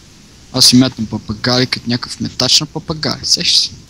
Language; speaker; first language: Bulgarian; native; Bulgarian